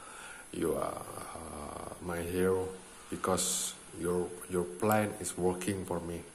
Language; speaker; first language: English; non-native, learner; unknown